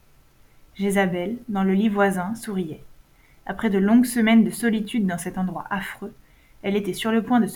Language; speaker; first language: French; native; French